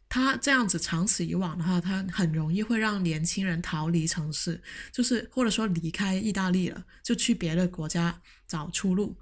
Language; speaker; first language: Chinese; non-native, local second language; Cantonese